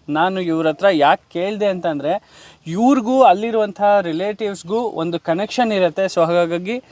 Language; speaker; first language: Kannada; native; Kannada